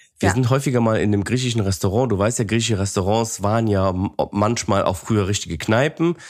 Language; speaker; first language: German; early bilingual, other home language; Greek